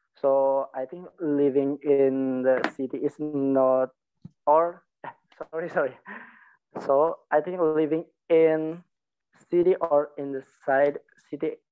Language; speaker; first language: English; non-native, learner; Indonesian